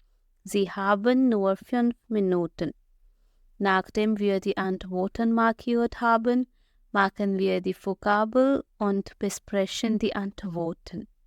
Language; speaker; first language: German; non-native, fluent; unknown